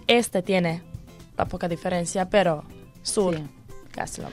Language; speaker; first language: Spanish; non-native, learner; Croatian